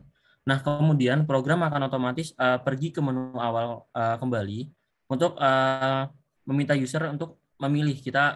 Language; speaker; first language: Indonesian; native; Indonesian